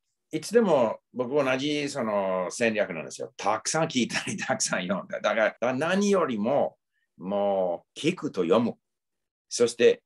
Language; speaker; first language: Japanese; non-native, fluent; English